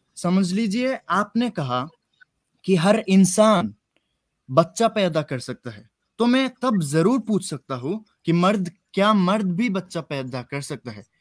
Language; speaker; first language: Hindi; non-native, fluent; Bangla